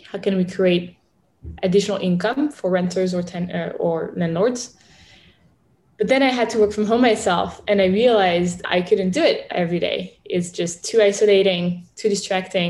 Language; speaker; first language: English; non-native, fluent; French